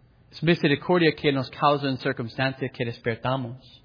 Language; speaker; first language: Spanish; non-native, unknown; English